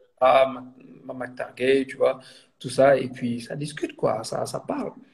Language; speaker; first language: French; non-native, local second language; Wolof